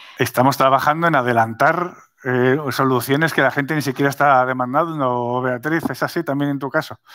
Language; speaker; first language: Spanish; native; Spanish